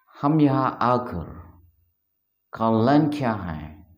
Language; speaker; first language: Hindi; non-native, local second language; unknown